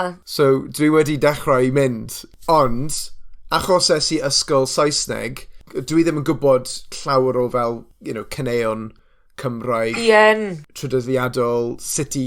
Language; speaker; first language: Welsh; non-native, local second language; English